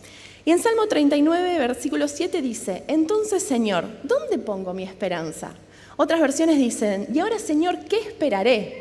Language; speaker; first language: Spanish; native; Spanish